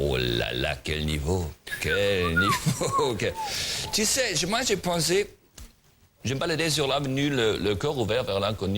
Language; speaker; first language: French; non-native, learner; German